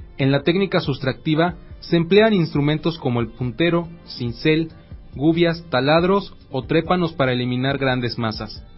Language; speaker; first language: Spanish; native; Spanish